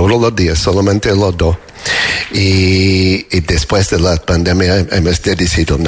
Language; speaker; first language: Spanish; non-native, learner; English